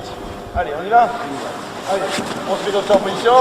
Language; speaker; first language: French; native; French